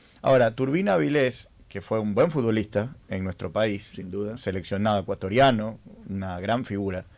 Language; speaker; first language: Spanish; native; Spanish